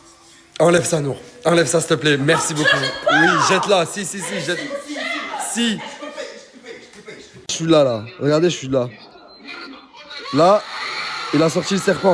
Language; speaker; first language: French; native; French